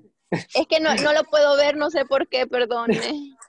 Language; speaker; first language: Spanish; native; Spanish